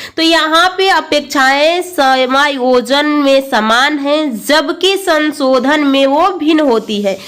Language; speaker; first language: Hindi; native; Hindi